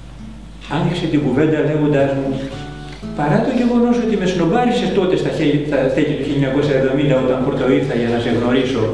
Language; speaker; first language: Greek; native; Greek